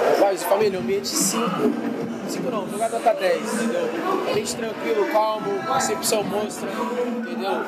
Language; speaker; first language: Portuguese; native; Portuguese